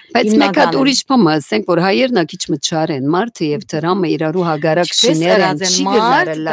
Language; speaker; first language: Armenian; native; Armenian